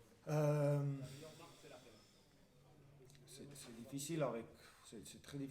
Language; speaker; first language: French; non-native, fluent; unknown